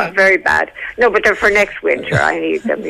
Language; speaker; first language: English; native; English